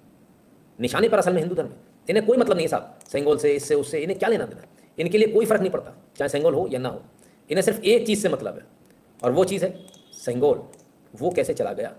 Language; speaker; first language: Hindi; native; Hindi